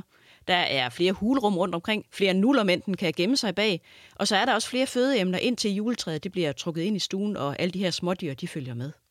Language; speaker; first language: Danish; native; Danish